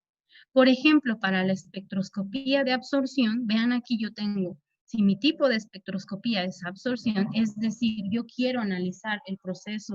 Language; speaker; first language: Spanish; native; Spanish